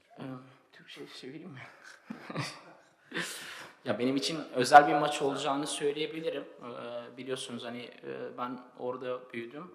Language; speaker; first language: Turkish; early bilingual, heritage; Turkish